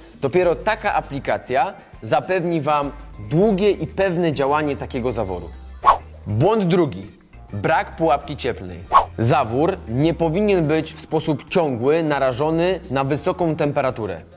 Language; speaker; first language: Polish; native; Polish